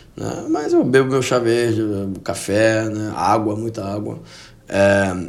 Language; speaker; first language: Portuguese; non-native, fluent; Spanish